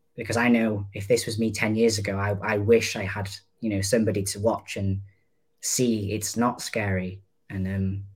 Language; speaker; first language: English; native; English